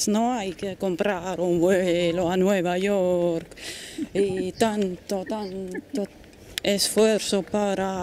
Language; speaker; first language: Spanish; non-native, fluent; German